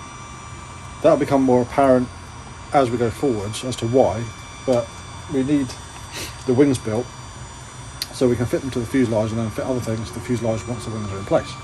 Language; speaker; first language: English; native; English